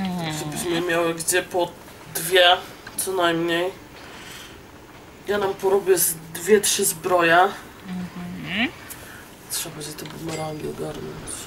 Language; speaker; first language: Polish; native; Polish